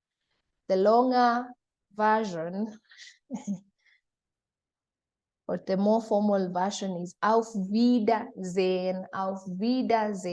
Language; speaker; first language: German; non-native, fluent; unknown